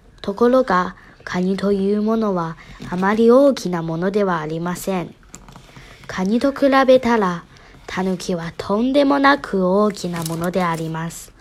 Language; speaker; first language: Japanese; non-native, learner; Chinese